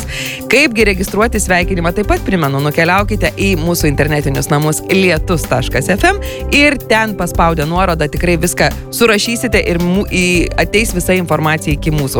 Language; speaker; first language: Lithuanian; native; Lithuanian